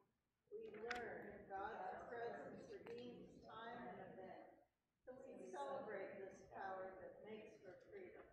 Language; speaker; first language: English; native; English